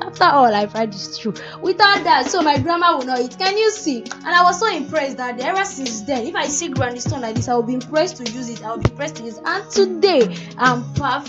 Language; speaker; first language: English; non-native, local second language; Yoruba